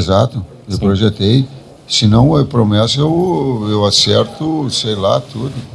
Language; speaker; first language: Portuguese; native; Portuguese